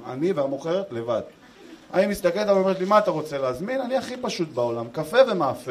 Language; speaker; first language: Hebrew; native; Hebrew